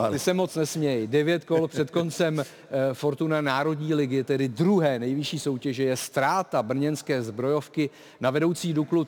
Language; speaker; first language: Czech; native; Czech